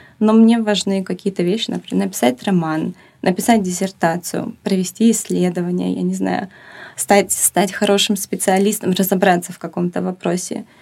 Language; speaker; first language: Russian; native; Russian